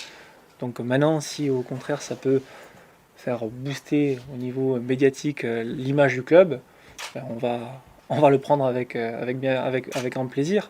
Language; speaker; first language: French; native; French